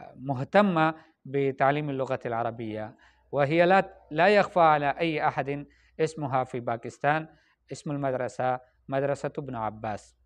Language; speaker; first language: Arabic; non-native, fluent; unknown